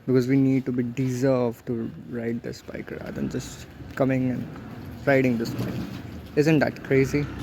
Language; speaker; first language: English; non-native, local second language; Marathi